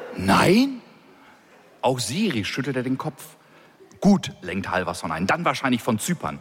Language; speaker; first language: German; native; German